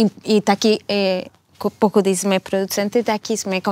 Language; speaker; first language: Czech; non-native, fluent; Spanish